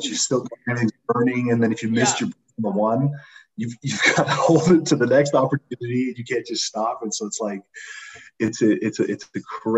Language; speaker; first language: English; native; English